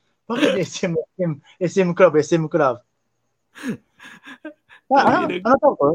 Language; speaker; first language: Filipino; non-native, learner; Japanese